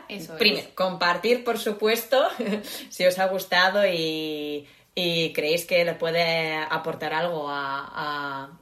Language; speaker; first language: Spanish; non-native, fluent; Polish